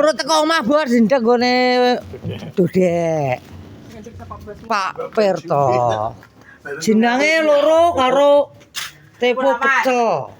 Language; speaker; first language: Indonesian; non-native, local second language; Javanese